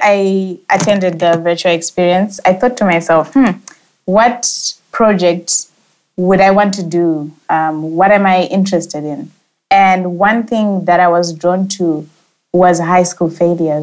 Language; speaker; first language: English; non-native, local second language; Shona